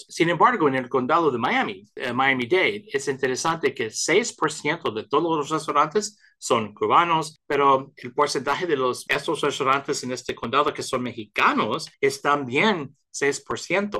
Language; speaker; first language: Spanish; early bilingual, heritage; Spanish